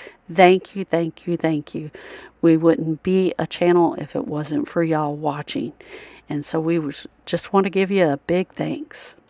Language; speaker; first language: English; native; English